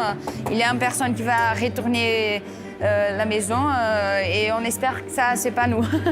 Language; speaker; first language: French; non-native, learner; Portuguese